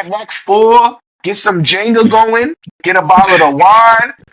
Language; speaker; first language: English; native; English